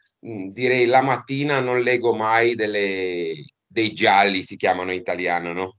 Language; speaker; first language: Italian; non-native, fluent; Romanian